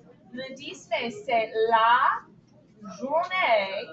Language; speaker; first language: French; non-native, fluent; English